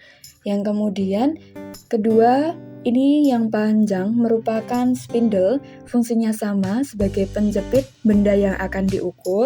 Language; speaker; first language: Indonesian; native; Indonesian